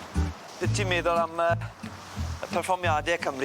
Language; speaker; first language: Welsh; native; Welsh